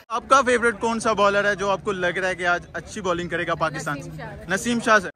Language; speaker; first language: Urdu; non-native, local second language; Punjabi